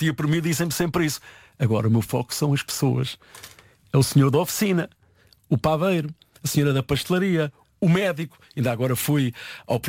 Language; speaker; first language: Portuguese; native; Portuguese